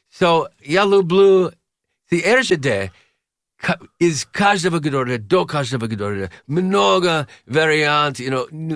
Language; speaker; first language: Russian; non-native, learner; English